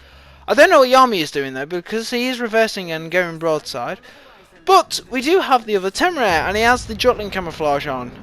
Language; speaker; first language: English; native; English